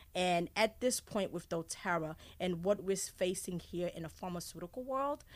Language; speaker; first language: English; early bilingual, other home language; Haitian Creole